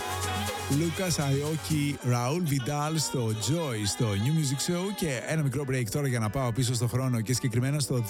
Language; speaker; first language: Greek; native; Greek